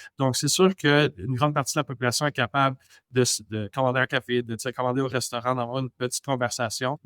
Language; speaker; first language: French; non-native, local second language; English